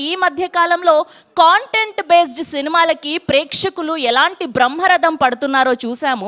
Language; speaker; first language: Telugu; native; Telugu